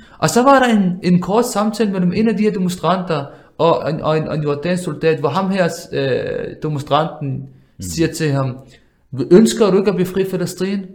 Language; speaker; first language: Danish; early bilingual, other home language; Arabic